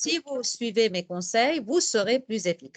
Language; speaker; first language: French; non-native, fluent; Arabic